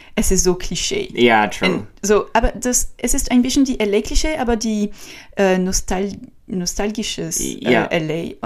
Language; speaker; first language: German; non-native, learner; French